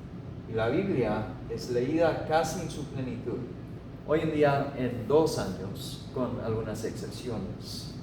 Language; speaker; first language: Spanish; non-native, fluent; English